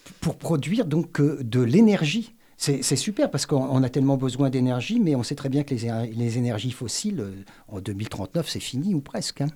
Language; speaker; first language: French; native; French